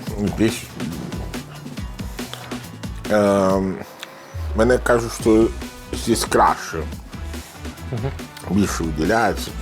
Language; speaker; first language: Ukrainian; non-native, learner; Italian